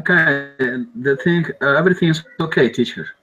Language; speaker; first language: English; non-native, learner; Spanish